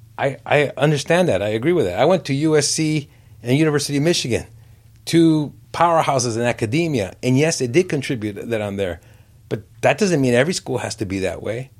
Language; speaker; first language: English; native; English